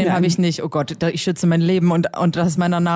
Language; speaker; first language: German; native; German